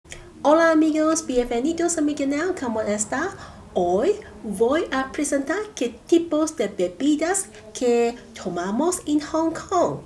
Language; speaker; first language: Spanish; non-native, learner; Cantonese